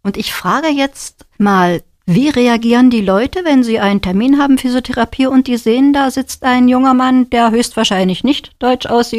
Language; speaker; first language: German; native; German